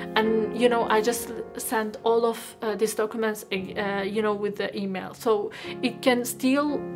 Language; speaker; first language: English; non-native, fluent; Arabic